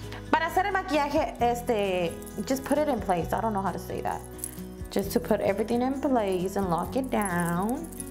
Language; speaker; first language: English; early bilingual, other home language; Spanish